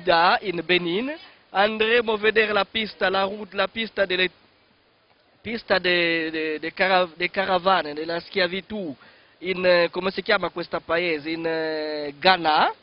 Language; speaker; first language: Italian; non-native, fluent; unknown